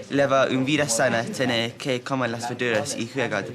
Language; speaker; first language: Spanish; non-native, learner; English